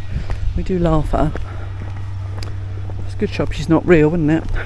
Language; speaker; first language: English; native; English